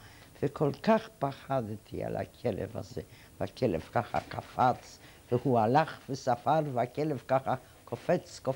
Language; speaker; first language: Hebrew; non-native, fluent; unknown